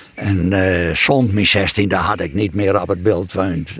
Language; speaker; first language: Dutch; non-native, local second language; Western Frisian